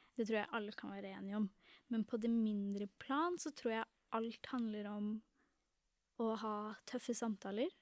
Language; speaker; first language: Norwegian; early bilingual, other home language; Tamil